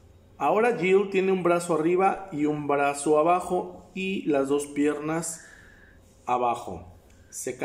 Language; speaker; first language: Spanish; native; Spanish